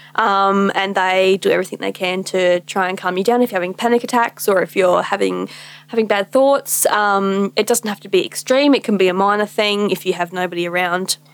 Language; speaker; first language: English; native; English